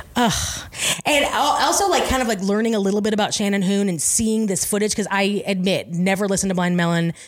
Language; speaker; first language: English; native; English